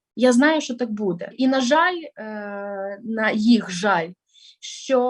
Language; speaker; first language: Ukrainian; non-native, local second language; Russian